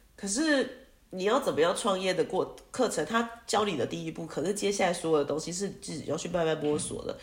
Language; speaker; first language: Chinese; native; Chinese